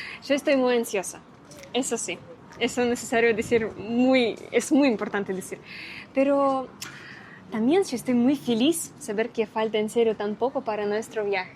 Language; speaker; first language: Spanish; non-native, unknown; Russian